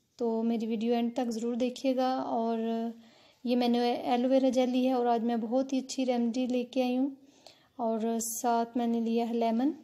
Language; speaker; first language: Urdu; native; Urdu